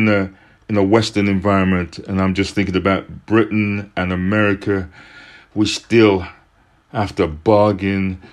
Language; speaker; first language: English; native; English